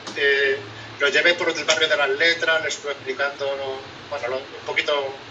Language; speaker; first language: Spanish; native; Spanish